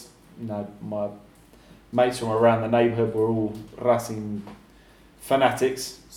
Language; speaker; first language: English; native; English